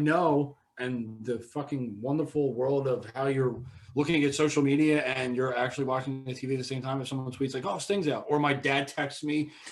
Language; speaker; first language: English; native; English